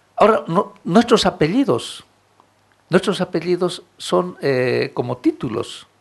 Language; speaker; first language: Spanish; non-native, local second language; Aymara